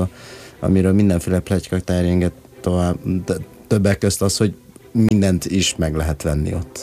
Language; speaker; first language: Hungarian; early bilingual, other home language; Chinese